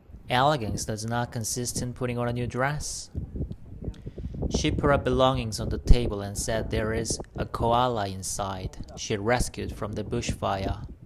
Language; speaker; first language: English; non-native, fluent; Korean